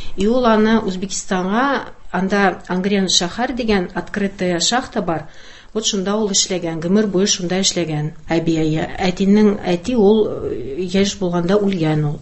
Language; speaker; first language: Tatar; non-native, fluent; Russian